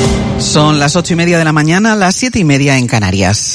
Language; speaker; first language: Spanish; native; Spanish